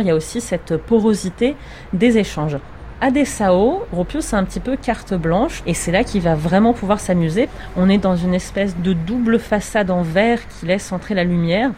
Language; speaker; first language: French; native; French